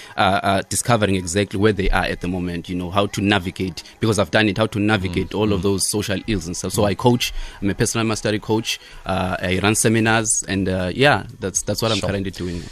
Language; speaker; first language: English; non-native, local second language; Xhosa